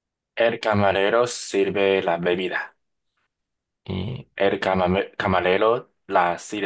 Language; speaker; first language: Spanish; non-native, learner; Chinese